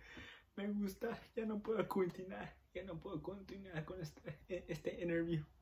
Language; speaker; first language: Spanish; early bilingual, heritage; Spanish